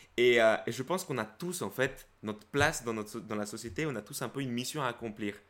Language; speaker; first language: French; early bilingual, other home language; Spanish